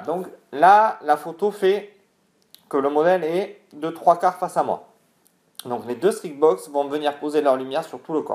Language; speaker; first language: French; native; French